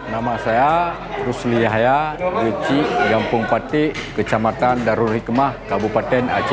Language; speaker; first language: Indonesian; non-native, local second language; Achinese